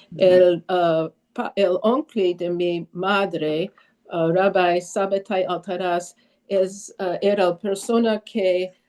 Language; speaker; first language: Spanish; early bilingual, heritage; Spanish